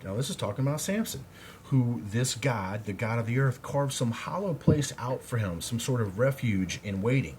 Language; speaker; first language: English; native; English